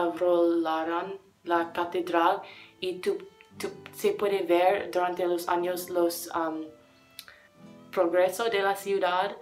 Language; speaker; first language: Spanish; non-native, learner; English